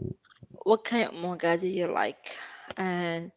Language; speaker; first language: English; non-native, fluent; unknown